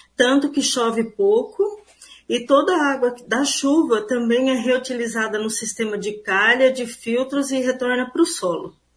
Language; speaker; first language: Portuguese; native; Portuguese